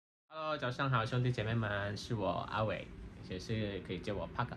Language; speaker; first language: Chinese; early bilingual, heritage; Chinese